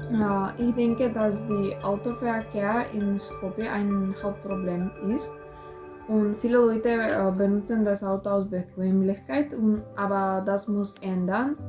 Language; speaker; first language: German; non-native, learner; Macedonian